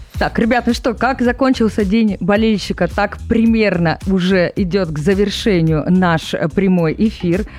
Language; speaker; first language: Russian; native; Russian